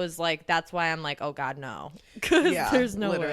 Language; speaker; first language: English; native; English